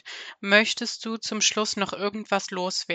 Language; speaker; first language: German; native; German